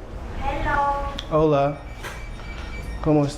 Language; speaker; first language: Spanish; non-native, learner; English